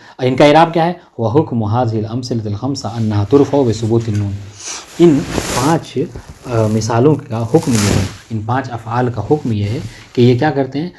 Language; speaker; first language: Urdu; native; Urdu